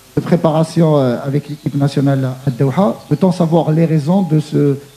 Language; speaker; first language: French; non-native, local second language; Arabic